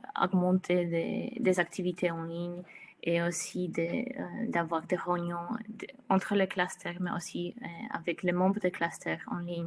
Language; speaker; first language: French; non-native, fluent; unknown